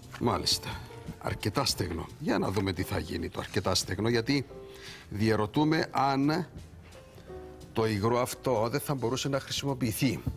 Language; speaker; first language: Greek; native; Greek